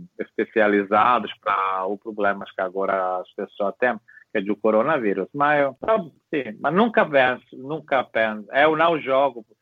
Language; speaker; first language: Portuguese; non-native, fluent; Italian